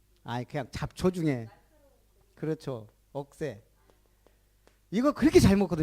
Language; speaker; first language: Korean; native; Korean